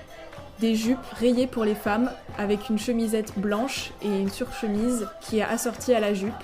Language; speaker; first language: French; native; French